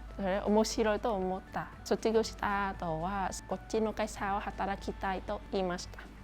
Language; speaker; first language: Japanese; non-native, learner; Vietnamese